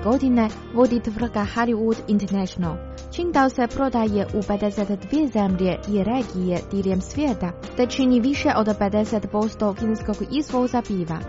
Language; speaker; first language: Croatian; non-native, fluent; Chinese